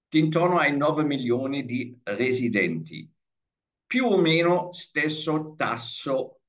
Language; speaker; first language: Italian; non-native, fluent; German